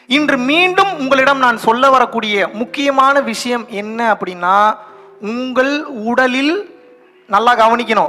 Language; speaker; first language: Tamil; non-native, local second language; Telugu